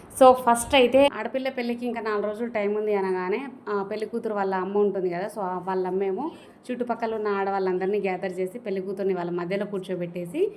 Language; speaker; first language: Telugu; non-native, local second language; Lambadi